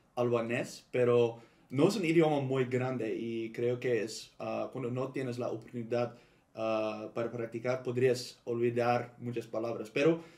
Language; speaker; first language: Spanish; non-native, learner; Dutch